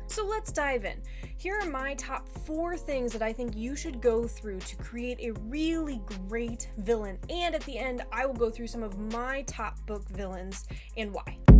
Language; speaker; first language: English; native; English